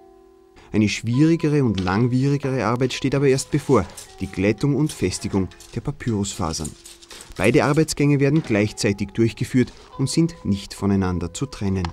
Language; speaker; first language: German; native; German